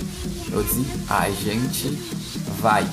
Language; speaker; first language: Portuguese; non-native, learner; Haitian Creole